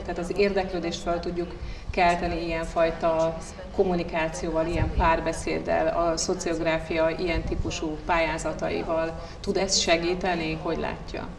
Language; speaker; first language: Hungarian; native; Hungarian